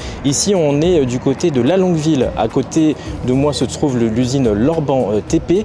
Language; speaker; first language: French; native; French